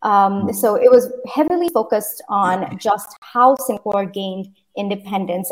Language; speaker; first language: English; early bilingual, other home language; Kannada